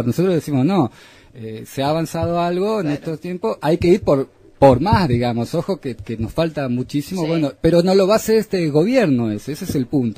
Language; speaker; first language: Spanish; native; Spanish